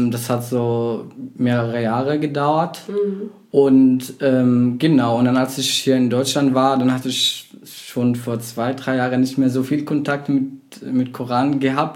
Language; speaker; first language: German; non-native, fluent; Arabic